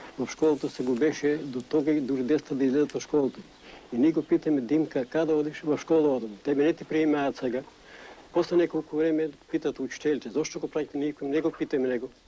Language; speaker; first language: Macedonian; native; Macedonian